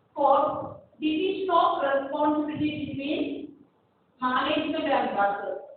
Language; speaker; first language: English; non-native, local second language; Malayalam